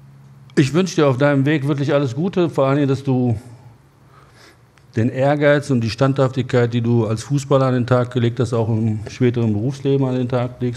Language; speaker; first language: German; native; German